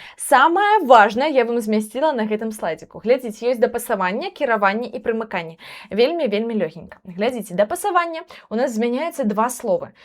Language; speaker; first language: Belarusian; non-native, local second language; Russian